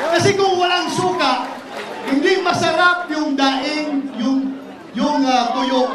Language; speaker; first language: Filipino; non-native, local second language; Cebuano